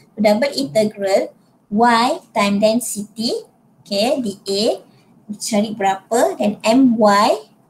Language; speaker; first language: English; non-native, local second language; Malay